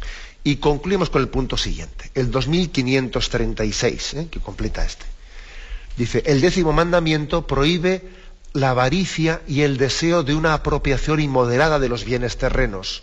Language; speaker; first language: Spanish; native; Spanish